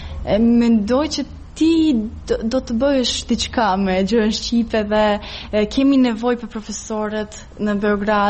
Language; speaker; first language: Albanian; non-native, fluent; Serbian